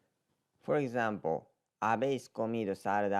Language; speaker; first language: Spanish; non-native, learner; Japanese